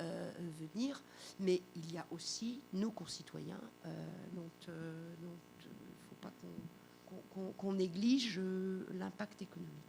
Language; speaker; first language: French; native; French